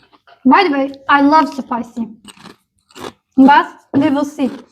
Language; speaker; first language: English; non-native, learner; Turkish